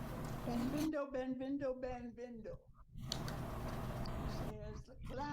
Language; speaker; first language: Portuguese; non-native, learner; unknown